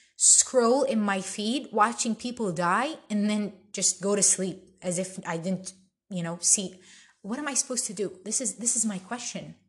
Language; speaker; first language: English; early bilingual, other home language; Arabic